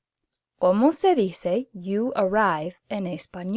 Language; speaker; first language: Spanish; non-native, fluent; English